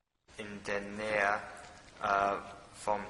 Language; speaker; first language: German; non-native, learner; English